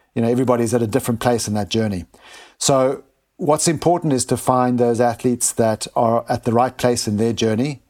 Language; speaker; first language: English; native; English